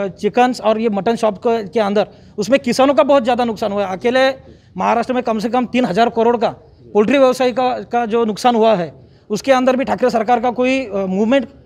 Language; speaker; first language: Hindi; non-native, local second language; Marathi